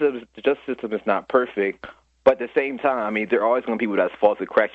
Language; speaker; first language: English; native; English